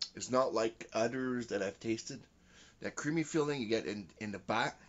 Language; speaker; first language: English; early bilingual, other home language; French